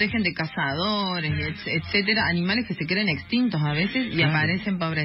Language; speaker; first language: Spanish; native; Spanish